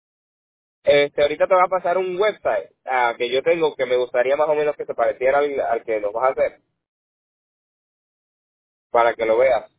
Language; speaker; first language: Spanish; native; Spanish